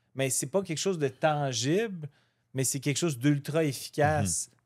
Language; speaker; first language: French; native; French